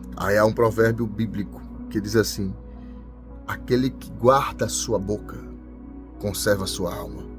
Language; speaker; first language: Portuguese; native; Portuguese